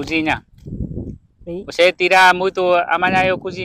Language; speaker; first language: Portuguese; non-native, learner; Vietnamese